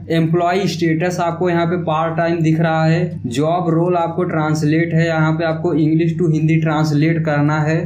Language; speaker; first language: Hindi; native; Hindi